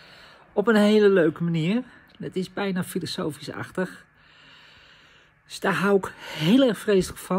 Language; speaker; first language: Dutch; native; Dutch